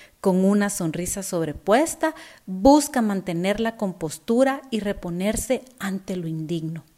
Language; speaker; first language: Spanish; native; Spanish